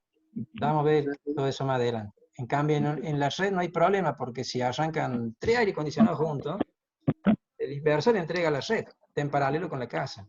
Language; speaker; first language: Spanish; native; Spanish